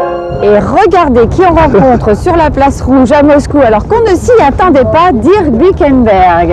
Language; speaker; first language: French; native; French